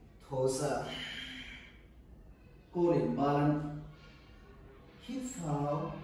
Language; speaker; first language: Vietnamese; non-native, learner; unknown